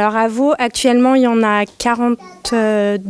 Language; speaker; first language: French; native; French